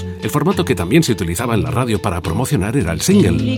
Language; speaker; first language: Spanish; native; Spanish